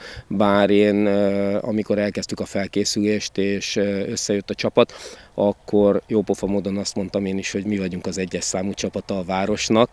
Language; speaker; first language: Hungarian; native; Hungarian